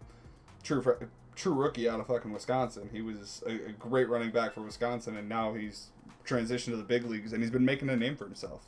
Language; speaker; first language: English; native; English